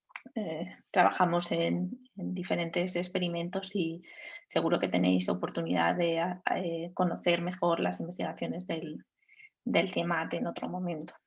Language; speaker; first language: Spanish; native; Spanish